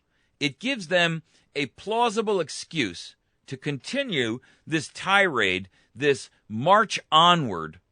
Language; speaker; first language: English; native; English